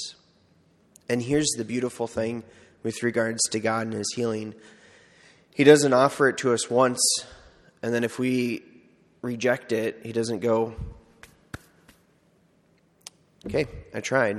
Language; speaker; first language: English; native; English